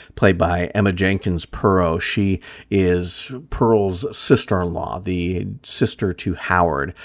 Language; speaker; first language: English; early bilingual, other home language; German